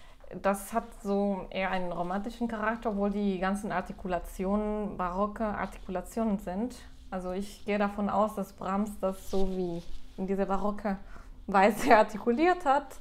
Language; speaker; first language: German; non-native, fluent; Spanish